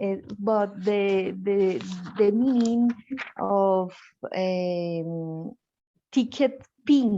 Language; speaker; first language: English; non-native, learner; Spanish